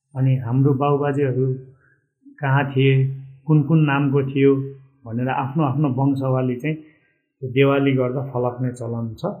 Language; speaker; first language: Nepali; non-native, local second language; Eastern Tamang